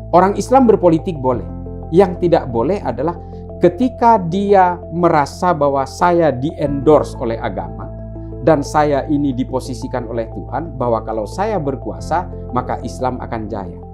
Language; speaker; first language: Indonesian; non-native, local second language; Madurese